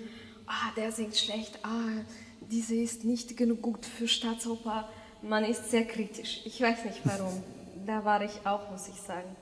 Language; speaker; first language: German; non-native, fluent; Russian